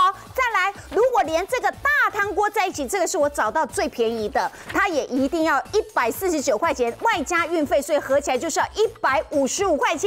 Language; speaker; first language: Chinese; native; Chinese